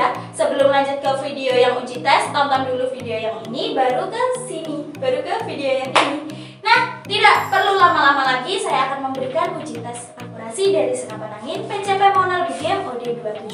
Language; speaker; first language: Indonesian; native; Indonesian